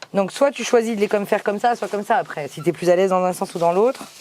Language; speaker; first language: French; native; French